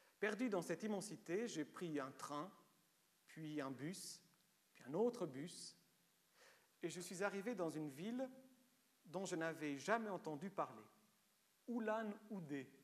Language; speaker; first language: French; early bilingual, other home language; Romanian